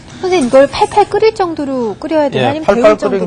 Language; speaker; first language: Korean; native; Korean